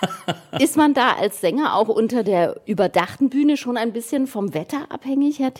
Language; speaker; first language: German; native; German